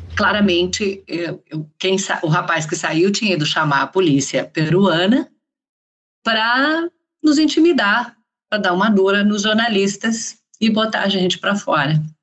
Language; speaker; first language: Portuguese; native; Portuguese